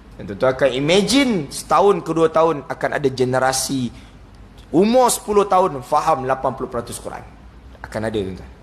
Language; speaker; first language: Malay; native; Malay